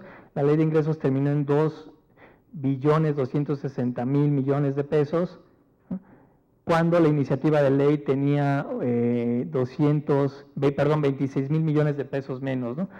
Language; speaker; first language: Spanish; native; Spanish